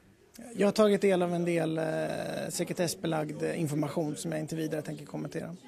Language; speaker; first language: Swedish; native; Swedish